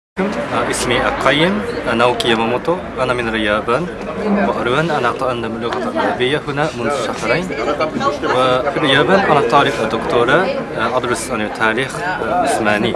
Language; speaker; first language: Arabic; non-native, learner; Japanese